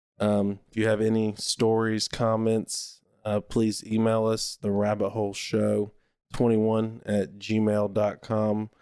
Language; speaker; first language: English; native; English